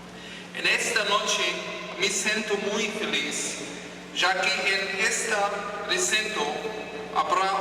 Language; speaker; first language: Spanish; non-native, fluent; Hebrew